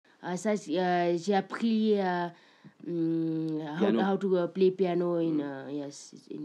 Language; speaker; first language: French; non-native, learner; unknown